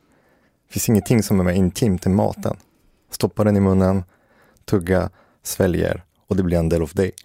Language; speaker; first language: Swedish; native; Swedish